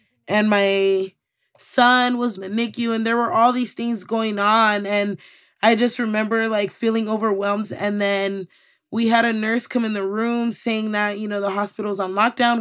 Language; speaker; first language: English; early bilingual, other home language; Spanish